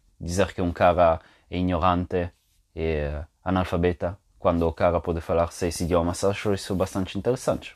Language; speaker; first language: Portuguese; non-native, fluent; Italian